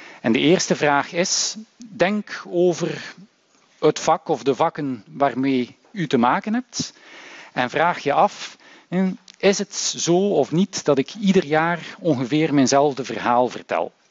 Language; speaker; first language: Dutch; native; Dutch